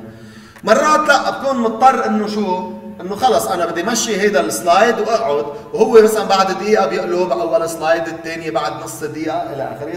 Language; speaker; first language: Arabic; native; Arabic